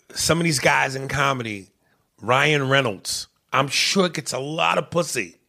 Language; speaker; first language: English; native; English